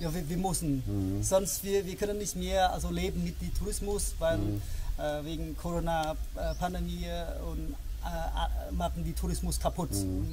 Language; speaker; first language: German; non-native, learner; Khmer